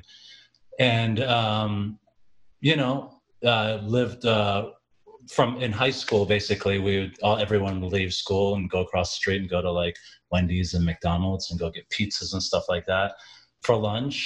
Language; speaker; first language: English; early bilingual, other home language; Jamaican Creole English